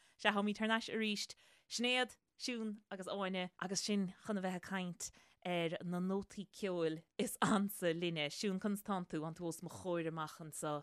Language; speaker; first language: Irish; native; Irish